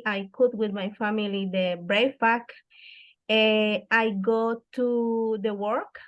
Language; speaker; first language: English; non-native, learner; Spanish